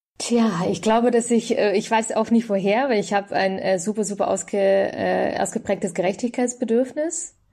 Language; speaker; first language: German; early bilingual, other home language; Russian